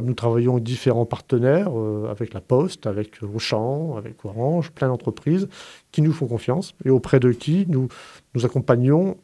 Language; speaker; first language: French; native; French